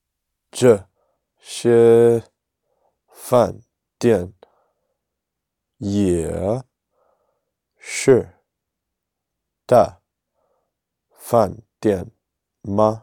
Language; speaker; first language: Chinese; non-native, learner; English